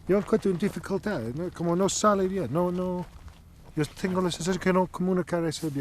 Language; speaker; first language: Spanish; non-native, learner; English